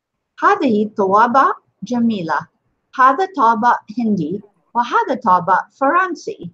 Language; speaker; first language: Arabic; non-native, fluent; English